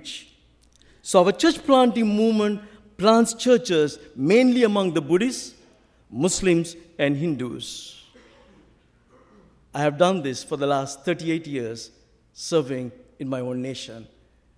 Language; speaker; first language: English; non-native, local second language; Sinhala